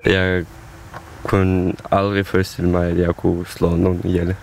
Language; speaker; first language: Danish; non-native, fluent; Ukrainian